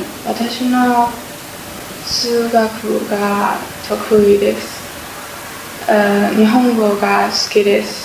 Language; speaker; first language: Japanese; non-native, learner; Chinese